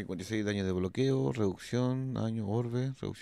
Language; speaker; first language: Spanish; native; Spanish